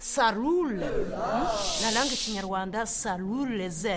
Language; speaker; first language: French; non-native, local second language; Kinyarwanda